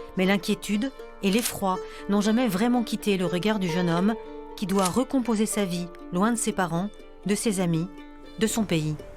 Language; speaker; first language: French; native; French